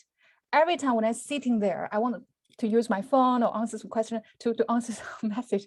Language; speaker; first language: English; non-native, fluent; Chinese